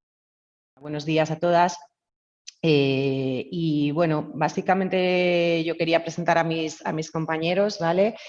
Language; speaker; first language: Spanish; native; Spanish